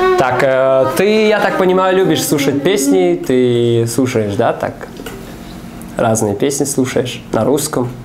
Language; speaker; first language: Russian; non-native, local second language; Tajik